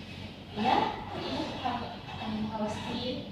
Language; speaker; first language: German; non-native, learner; Indonesian